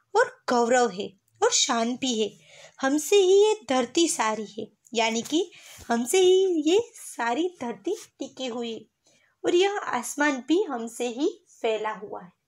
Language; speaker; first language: Hindi; non-native, local second language; Gujarati